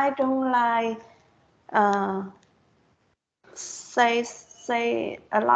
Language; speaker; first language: English; non-native, learner; Vietnamese